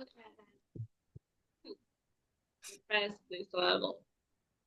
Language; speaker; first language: English; non-native, fluent; Indonesian